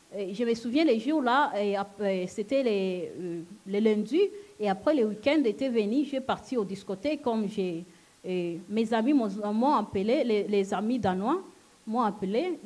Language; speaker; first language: French; non-native, local second language; Lingala